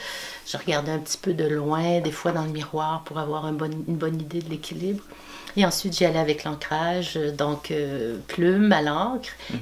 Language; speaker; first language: French; native; French